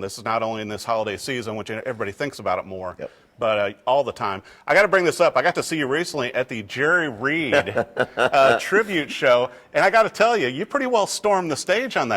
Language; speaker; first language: English; native; English